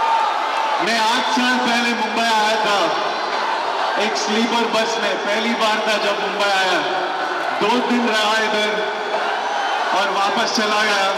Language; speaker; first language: Hindi; non-native, local second language; Telugu